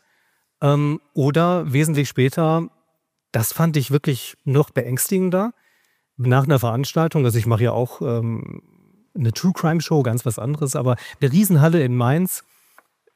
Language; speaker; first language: German; native; German